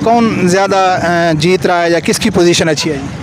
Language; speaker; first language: Urdu; native; Urdu